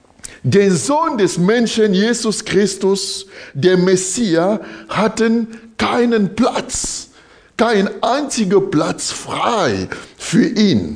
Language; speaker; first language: German; non-native, fluent; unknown